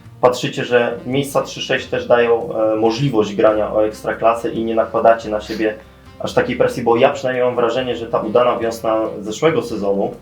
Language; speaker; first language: Polish; native; Polish